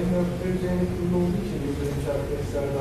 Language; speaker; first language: Turkish; native; Turkish